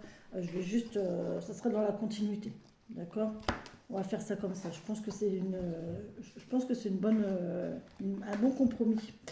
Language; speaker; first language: French; native; French